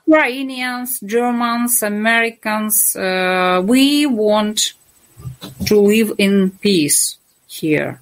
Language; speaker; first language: English; non-native, fluent; Russian